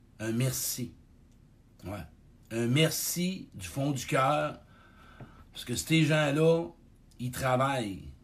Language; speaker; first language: French; native; French